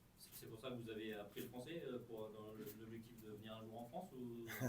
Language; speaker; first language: French; native; French